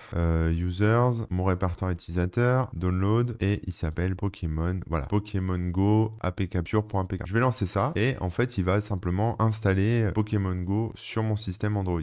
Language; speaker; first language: French; native; French